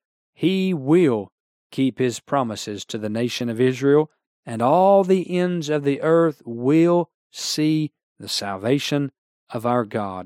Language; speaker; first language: English; native; English